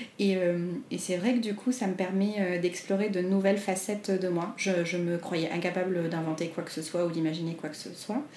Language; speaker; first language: French; non-native, local second language; Arabic